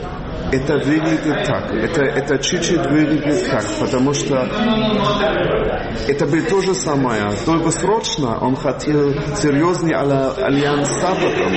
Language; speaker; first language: Russian; non-native, fluent; German